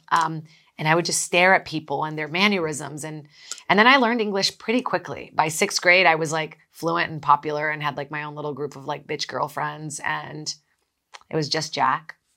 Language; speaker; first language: English; early bilingual, other home language; Portuguese